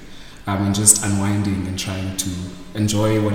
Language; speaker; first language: English; non-native, local second language; Xhosa